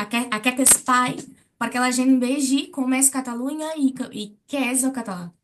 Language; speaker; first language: Catalan; non-native, learner; Portuguese